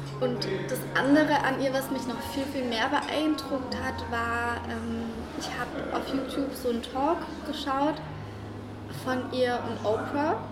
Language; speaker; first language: German; native; German